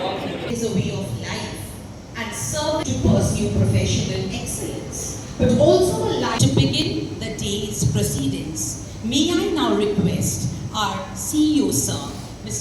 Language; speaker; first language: English; non-native, local second language; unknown